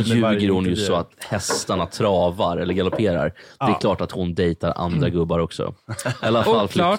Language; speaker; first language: Swedish; native; Swedish